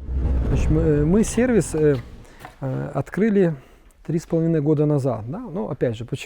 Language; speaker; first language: Russian; native; Russian